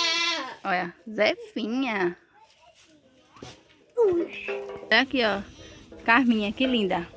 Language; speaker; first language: Portuguese; native; Portuguese